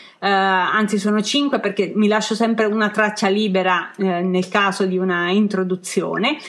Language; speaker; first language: Italian; native; Italian